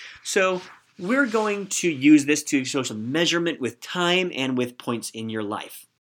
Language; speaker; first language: English; native; English